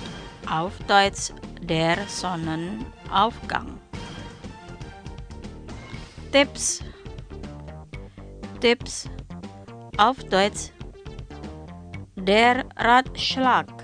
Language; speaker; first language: German; non-native, fluent; Indonesian